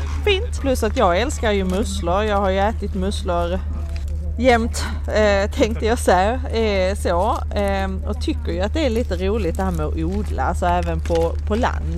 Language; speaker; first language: Swedish; native; Swedish